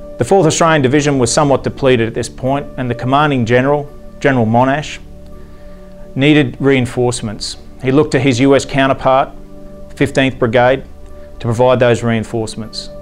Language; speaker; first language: English; native; English